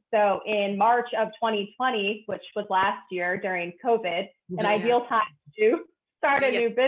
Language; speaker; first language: English; native; English